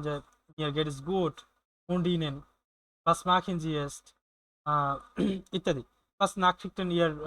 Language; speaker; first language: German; non-native, fluent; Bangla